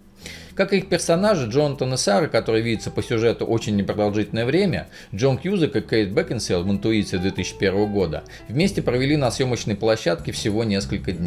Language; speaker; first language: Russian; native; Russian